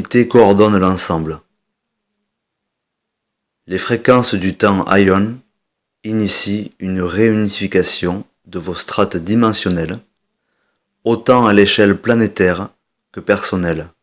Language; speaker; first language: French; native; French